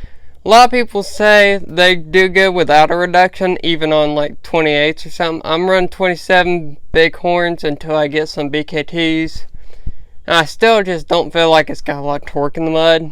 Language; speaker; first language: English; native; English